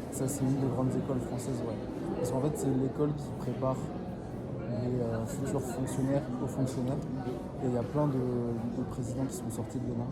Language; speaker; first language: French; native; French